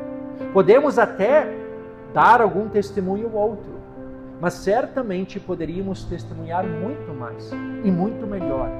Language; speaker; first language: Portuguese; native; Portuguese